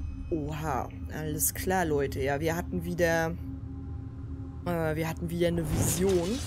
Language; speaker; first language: German; native; German